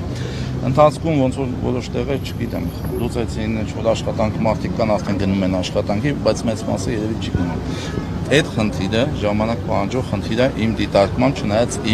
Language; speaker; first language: Armenian; native; Armenian